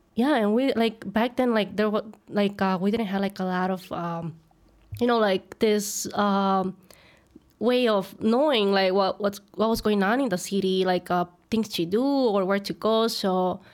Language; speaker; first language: English; early bilingual, other home language; Spanish